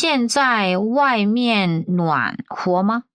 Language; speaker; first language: Chinese; non-native, fluent; Korean